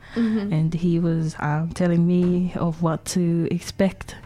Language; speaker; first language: English; non-native, fluent; Tongan